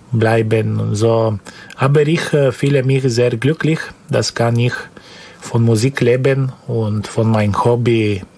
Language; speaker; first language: German; non-native, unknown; Slovenian